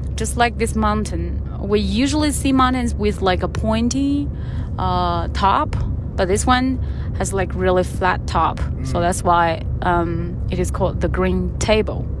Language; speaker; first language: English; non-native, fluent; Chinese